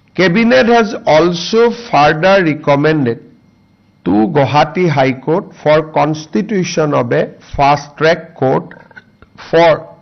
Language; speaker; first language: English; non-native, local second language; Assamese